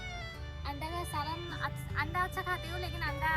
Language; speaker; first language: Hindi; non-native, local second language; Bangla